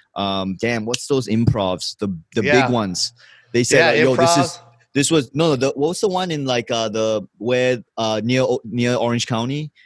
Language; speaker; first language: English; native; English